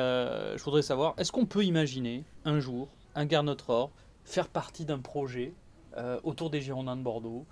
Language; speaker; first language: French; native; French